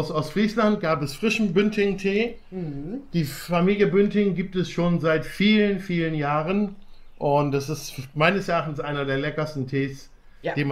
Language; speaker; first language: German; native; German